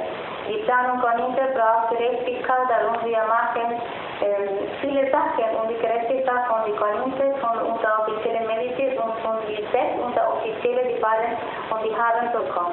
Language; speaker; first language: German; non-native, learner; Spanish